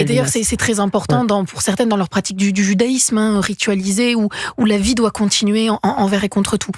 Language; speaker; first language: French; native; French